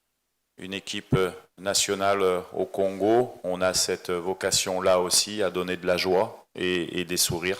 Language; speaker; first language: French; native; French